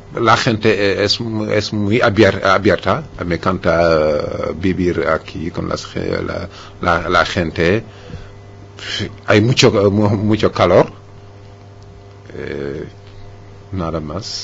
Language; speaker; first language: Spanish; non-native, fluent; Wolof